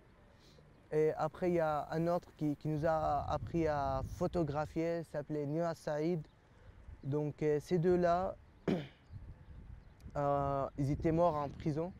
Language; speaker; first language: French; early bilingual, other home language; Arabic